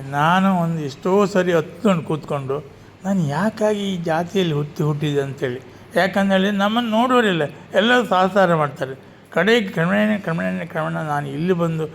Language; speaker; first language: Kannada; native; Kannada